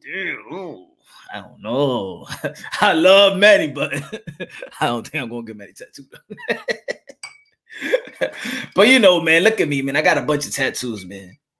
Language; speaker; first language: English; early bilingual, other home language; Spanish